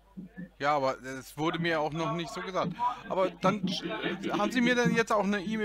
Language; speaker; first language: German; native; German